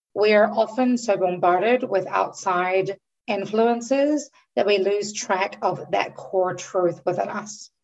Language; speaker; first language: English; native; English